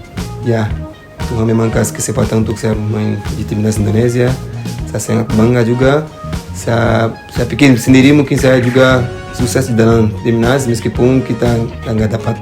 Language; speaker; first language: Indonesian; non-native, fluent; Portuguese